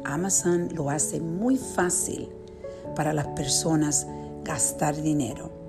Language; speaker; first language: Spanish; early bilingual, heritage; Spanish